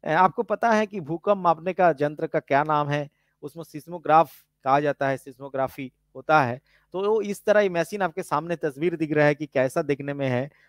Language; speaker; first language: Hindi; non-native, local second language; Bangla